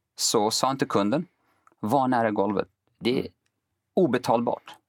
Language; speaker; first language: Swedish; early bilingual, other home language; Kurdish